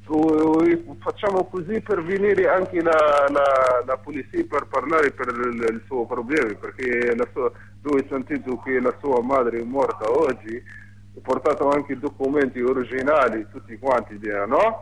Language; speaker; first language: Italian; non-native, learner; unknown